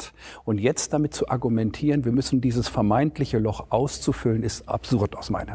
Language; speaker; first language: German; native; German